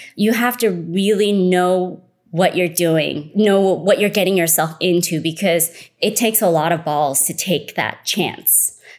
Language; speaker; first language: English; early bilingual, other home language; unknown